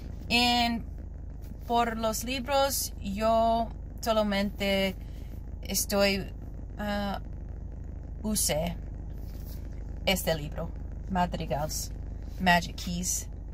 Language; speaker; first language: Spanish; non-native, learner; English